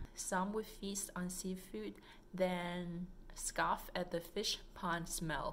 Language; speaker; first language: English; non-native, fluent; Vietnamese